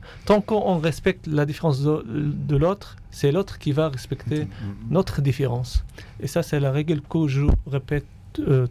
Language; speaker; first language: French; non-native, fluent; Arabic